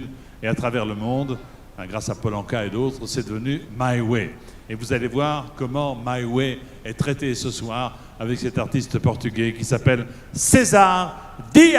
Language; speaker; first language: French; native; French